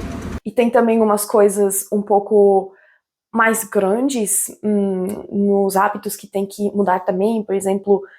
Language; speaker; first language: Portuguese; non-native, fluent; German